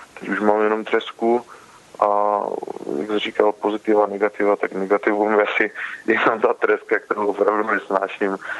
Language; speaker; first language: Czech; native; Czech